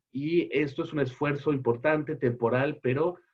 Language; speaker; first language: Spanish; native; Spanish